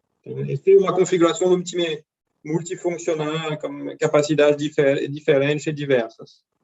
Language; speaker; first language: Portuguese; non-native, fluent; French